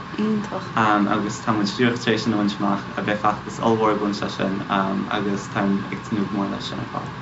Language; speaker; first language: Irish; non-native, fluent; English